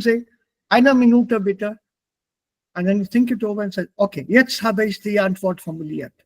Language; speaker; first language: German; non-native, fluent; Hindi